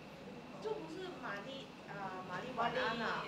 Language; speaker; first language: Chinese; non-native, local second language; Cantonese